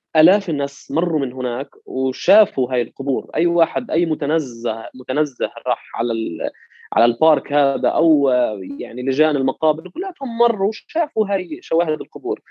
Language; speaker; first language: Arabic; native; Arabic